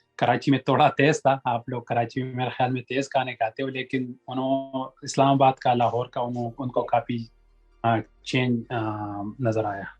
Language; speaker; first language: Urdu; non-native, local second language; Pashto